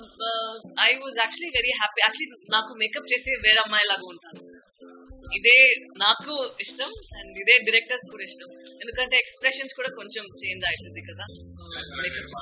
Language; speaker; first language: Telugu; non-native, fluent; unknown